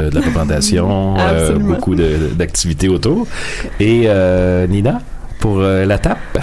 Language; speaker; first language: French; native; French